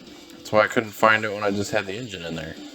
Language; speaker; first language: English; native; English